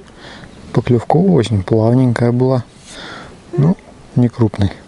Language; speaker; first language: Russian; native; Russian